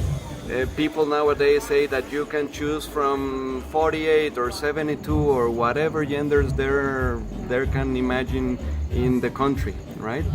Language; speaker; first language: English; non-native, fluent; Spanish